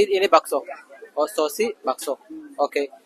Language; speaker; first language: Indonesian; non-native, learner; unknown